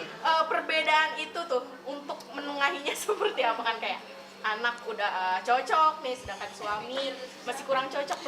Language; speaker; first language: Indonesian; native; Indonesian